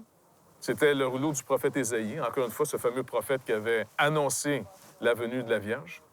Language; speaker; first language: French; native; French